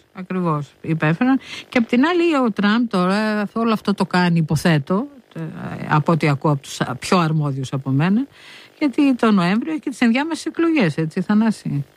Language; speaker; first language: Greek; native; Greek